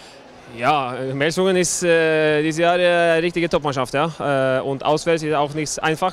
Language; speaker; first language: German; non-native, learner; Norwegian